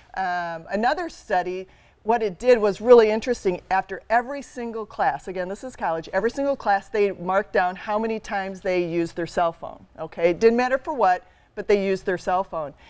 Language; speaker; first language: English; native; English